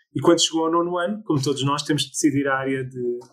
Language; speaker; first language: Portuguese; early bilingual, other home language; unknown